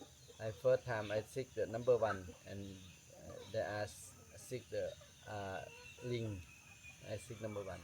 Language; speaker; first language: English; non-native, learner; Thai